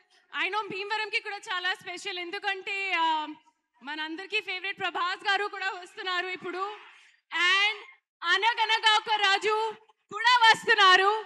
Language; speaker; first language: Telugu; non-native, learner; Hindi